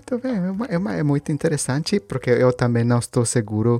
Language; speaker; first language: Portuguese; non-native, learner; Spanish